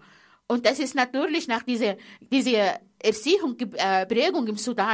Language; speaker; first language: German; non-native, fluent; Arabic